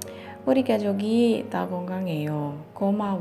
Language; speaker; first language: Korean; non-native, learner; Indonesian